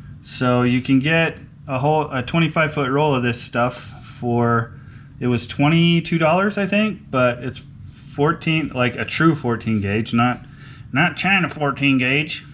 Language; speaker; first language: English; native; English